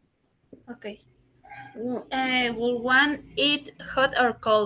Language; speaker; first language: English; non-native, learner; Spanish